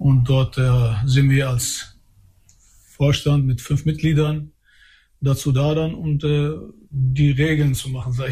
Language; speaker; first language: German; early bilingual, other home language; Albanian